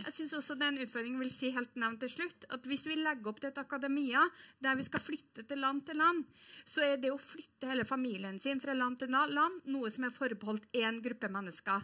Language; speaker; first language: Norwegian; native; Norwegian